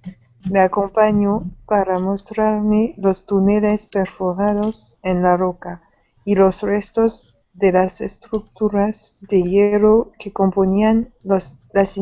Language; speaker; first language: Spanish; non-native, learner; French